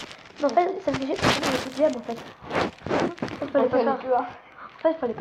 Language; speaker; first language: French; native; French